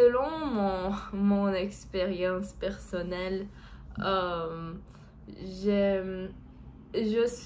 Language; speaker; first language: French; non-native, learner; Portuguese